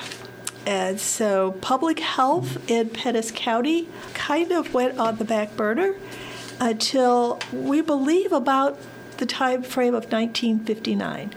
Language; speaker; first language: English; native; English